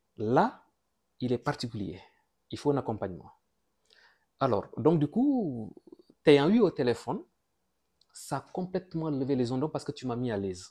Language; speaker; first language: French; non-native, local second language; Wolof